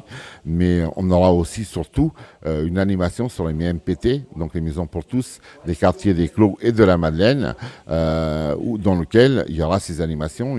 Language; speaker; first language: French; early bilingual, other home language; Portuguese